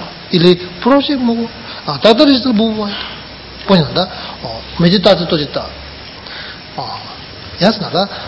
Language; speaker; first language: Russian; non-native, learner; Tibetan